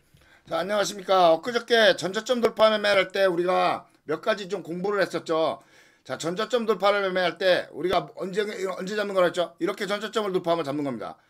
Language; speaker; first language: Korean; native; Korean